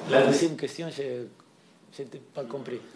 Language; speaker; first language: French; non-native, fluent; Spanish